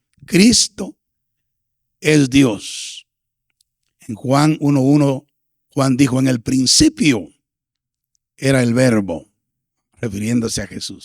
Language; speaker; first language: Spanish; native; Spanish